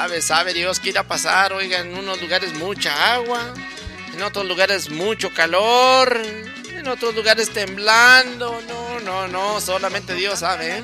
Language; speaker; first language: Spanish; native; Spanish